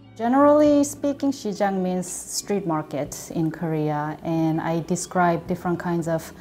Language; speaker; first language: English; non-native, fluent; Korean